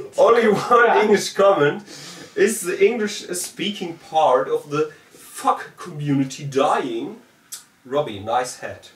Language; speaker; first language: English; non-native, fluent; German